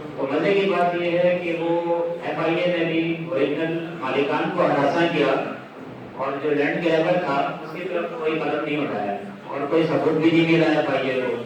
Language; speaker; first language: Urdu; native; Urdu